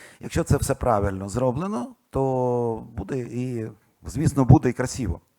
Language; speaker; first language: Ukrainian; non-native, local second language; Russian